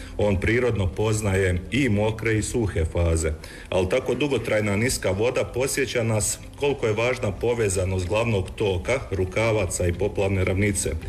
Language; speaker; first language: Croatian; native; Croatian